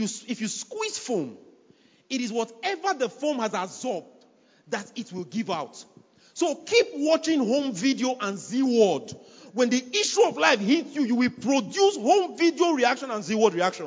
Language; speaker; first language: English; non-native, local second language; Yoruba